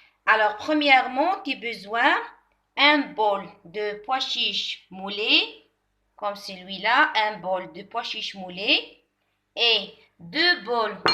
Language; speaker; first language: French; non-native, local second language; Arabic